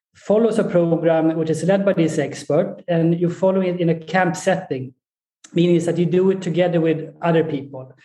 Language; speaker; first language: English; non-native, fluent; Swedish